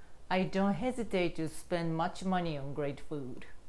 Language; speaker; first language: English; non-native, fluent; Japanese